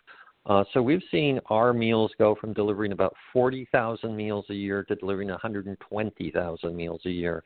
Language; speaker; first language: English; native; English